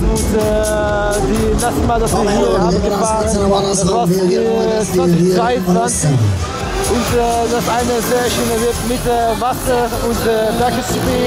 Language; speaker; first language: German; non-native, learner; Dutch